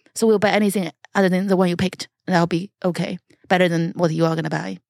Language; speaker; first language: English; non-native, fluent; Chinese